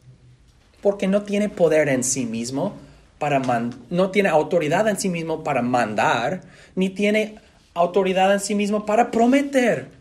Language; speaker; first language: Spanish; non-native, fluent; English